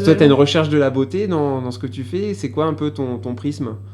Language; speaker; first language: French; native; French